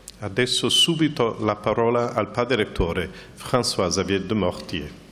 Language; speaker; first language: Italian; non-native, fluent; English